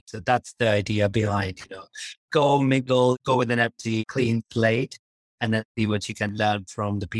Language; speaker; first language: English; non-native, local second language; Urdu